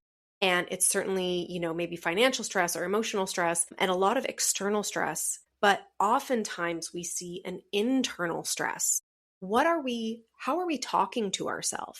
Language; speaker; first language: English; native; English